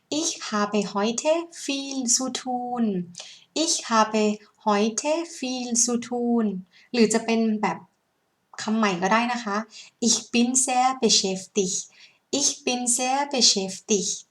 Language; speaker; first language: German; non-native, learner; Thai